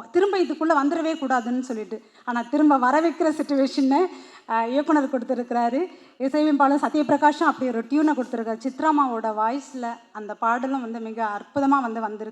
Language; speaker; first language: Tamil; native; Tamil